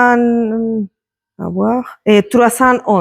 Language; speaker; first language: French; non-native, learner; Spanish